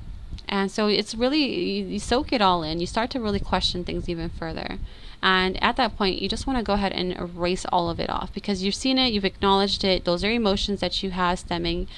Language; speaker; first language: English; native; English